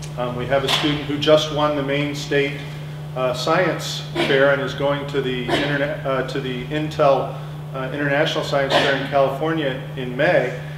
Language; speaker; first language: English; native; English